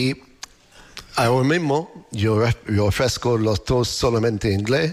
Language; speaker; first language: Spanish; non-native, fluent; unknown